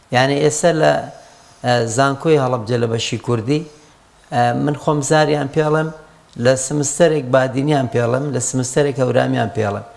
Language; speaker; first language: Central Kurdish; non-native, local second language; Gurani